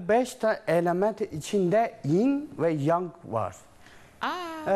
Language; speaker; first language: Turkish; non-native, learner; Chinese